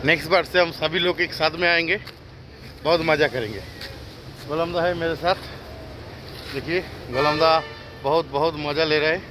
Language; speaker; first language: Hindi; non-native, local second language; Bangla